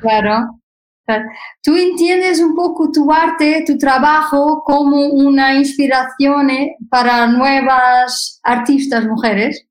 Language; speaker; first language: Spanish; non-native, fluent; Portuguese